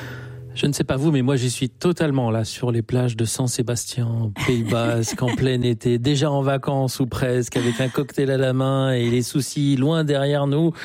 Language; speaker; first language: French; native; French